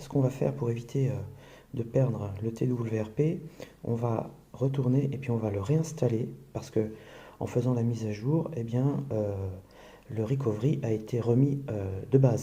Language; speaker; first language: French; native; French